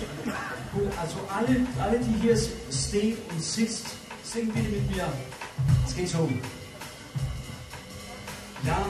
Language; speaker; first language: German; non-native, fluent; Danish